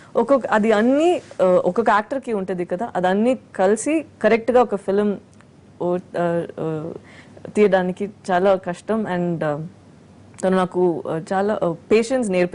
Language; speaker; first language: Telugu; non-native, fluent; Tamil